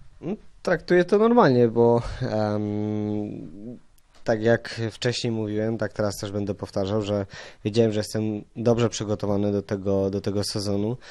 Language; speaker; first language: Polish; native; Polish